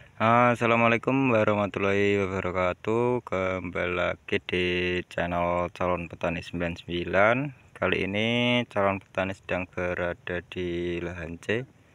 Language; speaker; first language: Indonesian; non-native, local second language; Javanese